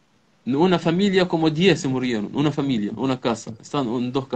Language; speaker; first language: Spanish; non-native, learner; Arabic